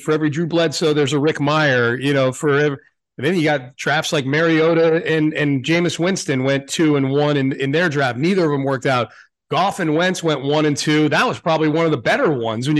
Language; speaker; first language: English; native; English